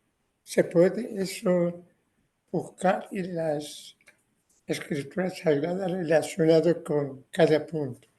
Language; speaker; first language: Spanish; non-native, fluent; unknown